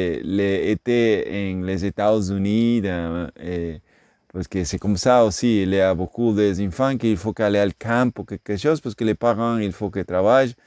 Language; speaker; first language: French; non-native, learner; English